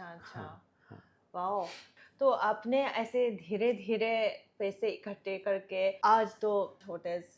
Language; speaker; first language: Hindi; non-native, fluent; Japanese